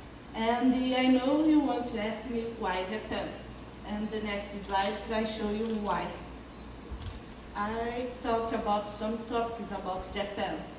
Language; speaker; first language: English; non-native, learner; Portuguese